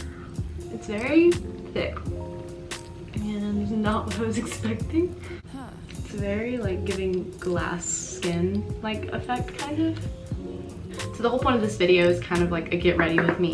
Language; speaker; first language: English; native; English